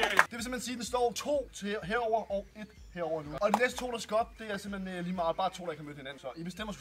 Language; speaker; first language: Danish; native; Danish